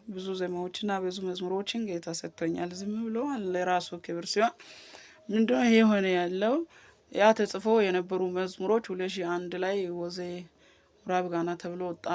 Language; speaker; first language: Amharic; non-native, local second language; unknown